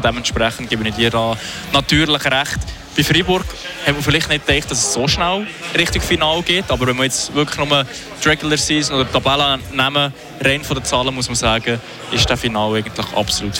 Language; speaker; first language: German; native; German